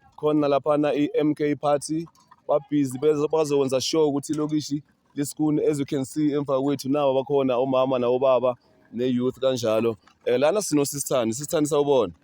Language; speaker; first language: Zulu; native; Zulu